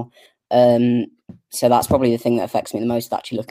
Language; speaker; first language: English; native; English